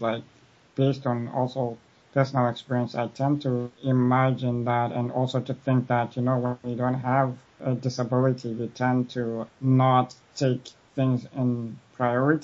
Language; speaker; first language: English; non-native, local second language; Shona